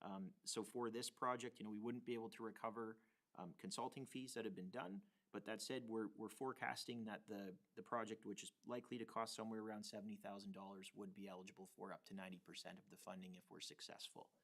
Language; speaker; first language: English; native; English